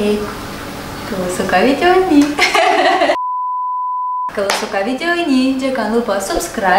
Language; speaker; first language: Indonesian; non-native, learner; Russian